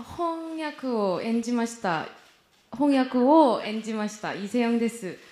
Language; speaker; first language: Japanese; non-native, learner; Korean